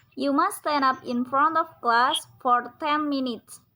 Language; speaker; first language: English; non-native, learner; Indonesian